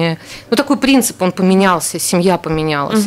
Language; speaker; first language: Russian; native; Russian